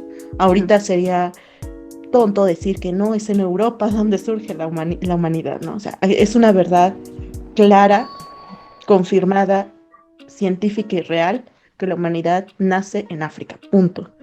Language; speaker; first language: Spanish; native; Spanish